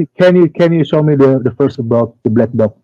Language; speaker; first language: English; non-native, learner; Indonesian